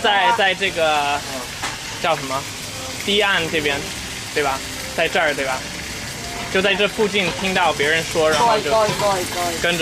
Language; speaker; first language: Chinese; non-native, fluent; English